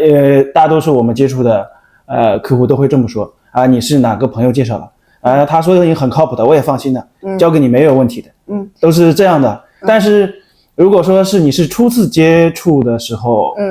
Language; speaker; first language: Chinese; native; Chinese